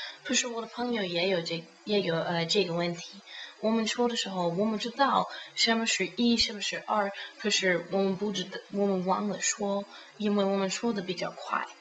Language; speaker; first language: Chinese; non-native, learner; English